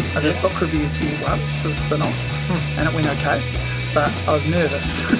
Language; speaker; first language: English; native; English